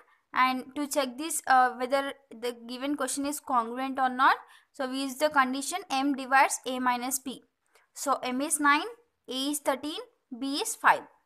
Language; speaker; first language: English; non-native, local second language; Telugu